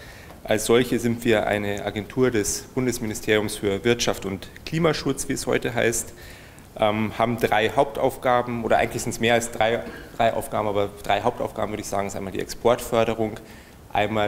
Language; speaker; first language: German; native; German